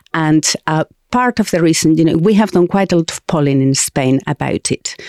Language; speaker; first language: English; non-native, fluent; Spanish